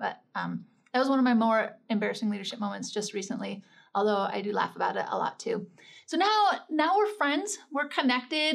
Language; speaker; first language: English; native; English